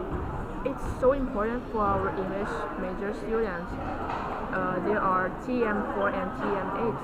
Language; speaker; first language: English; non-native, learner; Chinese